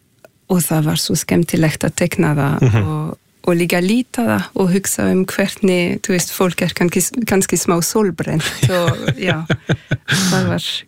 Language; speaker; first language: Icelandic; non-native, fluent; French